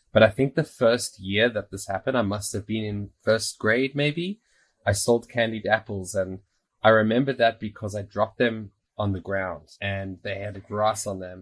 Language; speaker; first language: English; native; English